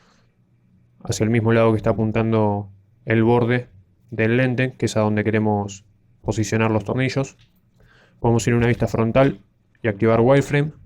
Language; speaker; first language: Spanish; native; Spanish